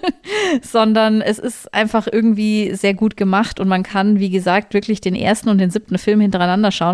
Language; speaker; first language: German; native; German